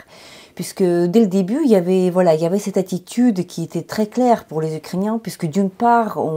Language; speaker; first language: French; non-native, fluent; Ukrainian